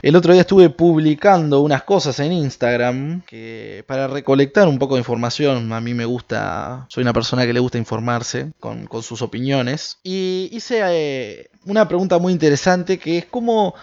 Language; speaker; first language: Spanish; native; Spanish